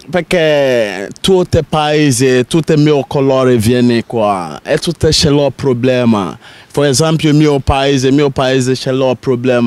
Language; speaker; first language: Italian; non-native, learner; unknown